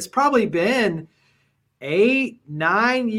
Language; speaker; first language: English; native; English